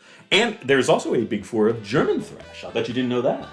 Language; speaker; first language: English; native; English